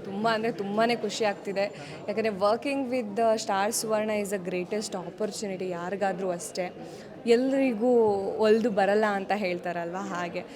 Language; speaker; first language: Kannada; non-native, local second language; Konkani